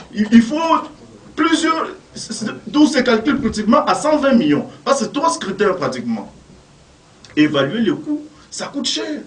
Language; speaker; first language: French; non-native, local second language; Lingala